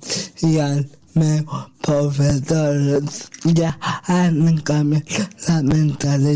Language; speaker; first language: Catalan; non-native, local second language; Spanish